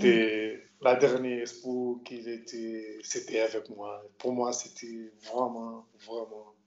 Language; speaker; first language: French; non-native, local second language; Portuguese